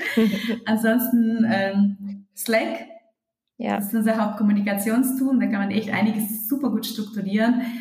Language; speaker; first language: German; non-native, fluent; Russian